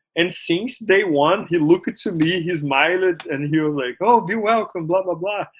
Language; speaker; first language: English; non-native, fluent; Portuguese